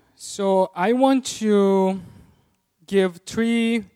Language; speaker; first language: English; non-native, fluent; Portuguese